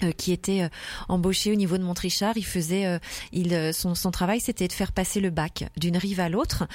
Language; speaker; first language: French; native; French